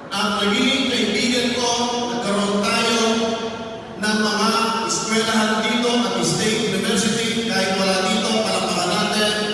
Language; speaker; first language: Filipino; non-native, local second language; Pampanga